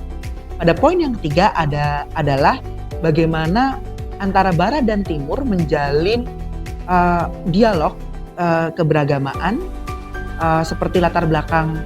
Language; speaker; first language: Indonesian; native; Indonesian